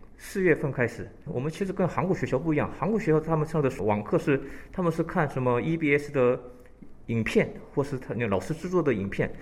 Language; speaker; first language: Chinese; early bilingual, heritage; Chinese